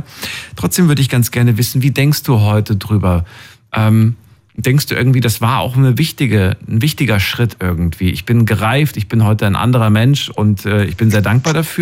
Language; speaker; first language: German; native; German